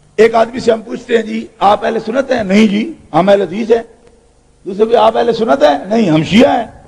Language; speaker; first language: Urdu; non-native, local second language; Punjabi